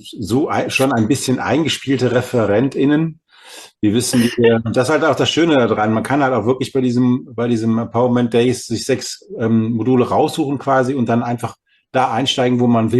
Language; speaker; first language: German; native; German